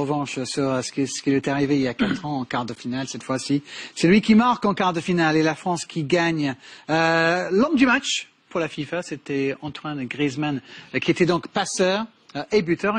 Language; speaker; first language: French; native; French